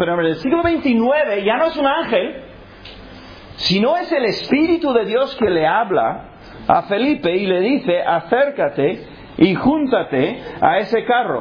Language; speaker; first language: Spanish; non-native, fluent; English